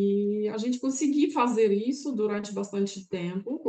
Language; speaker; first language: Portuguese; non-native, fluent; Russian